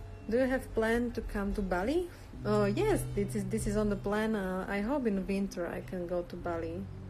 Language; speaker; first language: English; non-native, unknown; Slovak